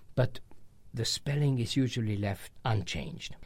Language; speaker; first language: English; non-native, fluent; Hungarian